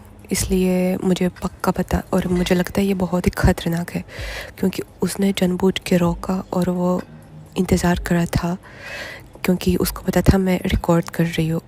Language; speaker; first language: Hindi; non-native, fluent; Russian